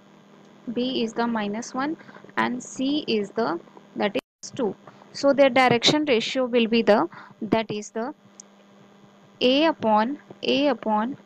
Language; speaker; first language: English; non-native, local second language; Hindi